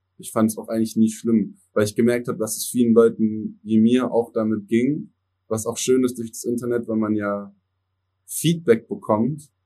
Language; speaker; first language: German; early bilingual, other home language; English